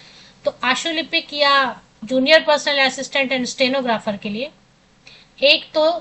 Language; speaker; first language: Hindi; native; Hindi